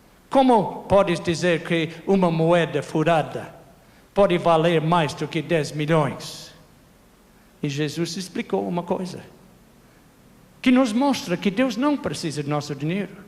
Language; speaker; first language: Portuguese; non-native, fluent; English